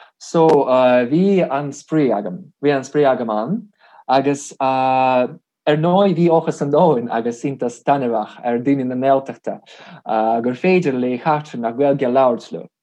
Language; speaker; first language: Irish; non-native, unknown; Russian